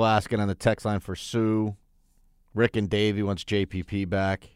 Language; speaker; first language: English; native; English